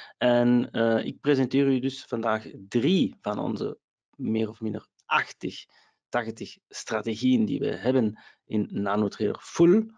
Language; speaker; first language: Dutch; non-native, local second language; German